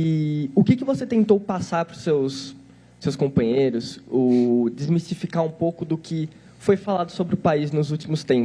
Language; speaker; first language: Portuguese; native; Portuguese